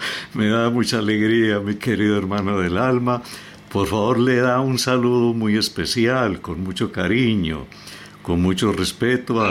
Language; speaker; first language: Spanish; native; Spanish